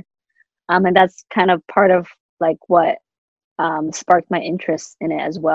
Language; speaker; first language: English; native; English